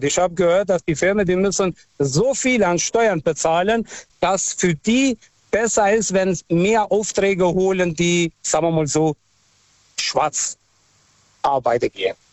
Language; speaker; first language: German; non-native, fluent; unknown